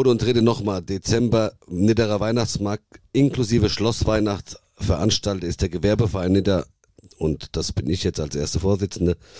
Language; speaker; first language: German; early bilingual, other home language; Italian